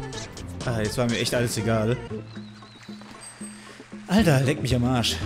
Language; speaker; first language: German; native; German